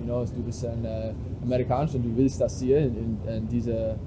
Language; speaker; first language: German; non-native, learner; English